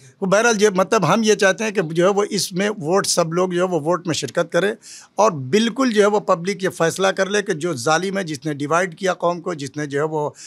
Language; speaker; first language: Hindi; native; Hindi